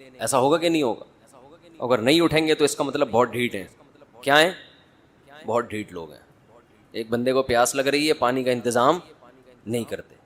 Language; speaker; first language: Urdu; native; Urdu